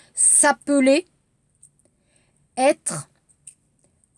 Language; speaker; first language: French; native; French